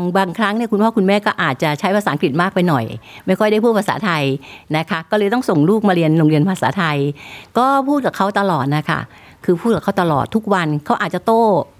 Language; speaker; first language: Thai; native; Thai